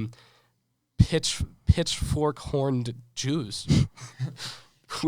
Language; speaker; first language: English; native; English